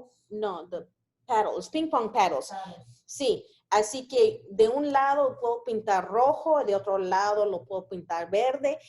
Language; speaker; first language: Spanish; early bilingual, heritage; Spanish